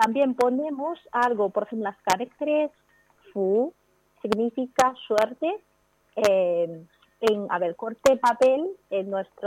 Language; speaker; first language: Spanish; non-native, learner; Chinese